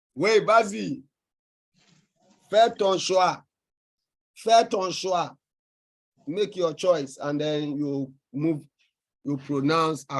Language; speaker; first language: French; non-native, fluent; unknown